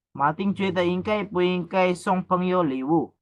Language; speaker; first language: Chinese; non-native, fluent; Indonesian